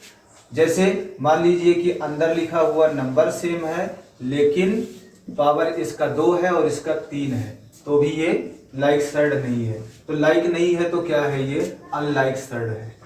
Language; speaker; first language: Hindi; native; Hindi